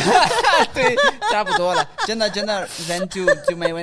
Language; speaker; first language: Chinese; non-native, learner; Spanish